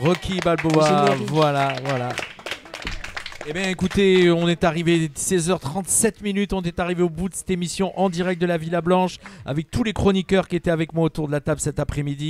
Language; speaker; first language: French; native; French